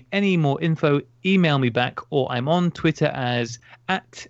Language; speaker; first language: English; native; English